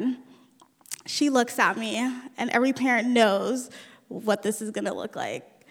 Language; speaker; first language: English; early bilingual, other home language; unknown